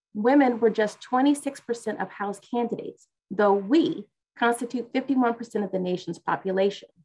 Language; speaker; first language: English; native; English